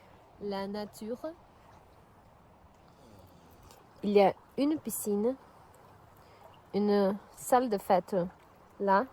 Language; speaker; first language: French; non-native, learner; Portuguese